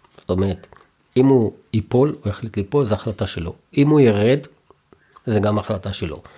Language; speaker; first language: Hebrew; native; Hebrew